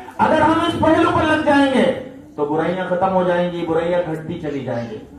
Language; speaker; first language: Urdu; native; Urdu